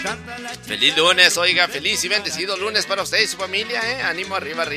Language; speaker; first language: Spanish; native; Spanish